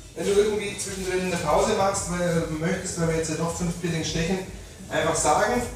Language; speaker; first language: German; native; German